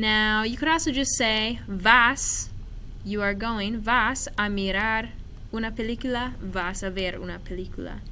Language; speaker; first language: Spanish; non-native, fluent; English